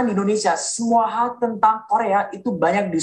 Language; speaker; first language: Indonesian; non-native, fluent; Korean